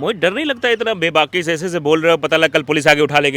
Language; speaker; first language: Hindi; native; Hindi